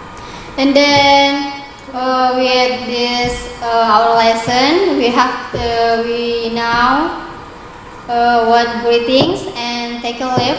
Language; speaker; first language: English; non-native, learner; Indonesian